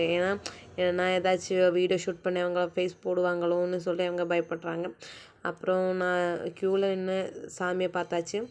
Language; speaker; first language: Tamil; non-native, local second language; Malayalam